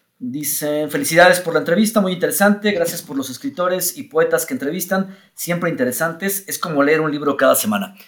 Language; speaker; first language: Spanish; native; Spanish